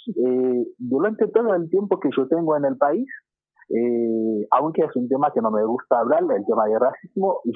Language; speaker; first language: Spanish; non-native, fluent; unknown